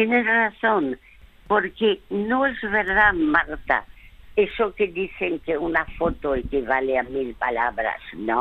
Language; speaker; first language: Spanish; early bilingual, other home language; French